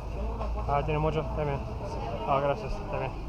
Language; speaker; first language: Spanish; non-native, learner; English